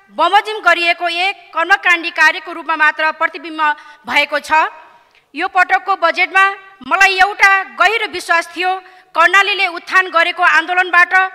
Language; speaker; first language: Nepali; native; Nepali